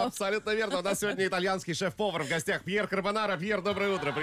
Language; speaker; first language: Russian; native; Russian